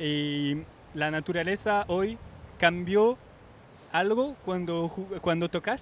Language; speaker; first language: Spanish; non-native, fluent; French